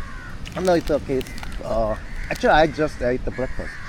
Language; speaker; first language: English; non-native, learner; Korean